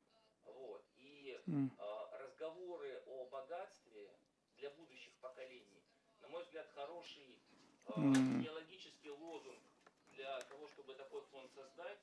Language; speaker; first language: Russian; native; Russian